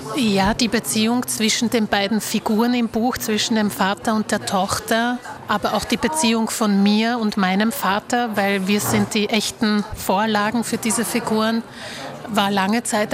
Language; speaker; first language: German; early bilingual, other home language; Slovak